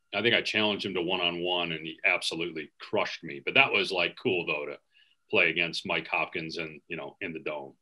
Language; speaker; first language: English; native; English